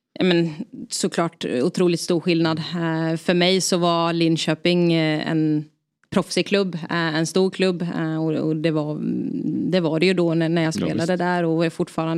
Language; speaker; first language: Swedish; native; Swedish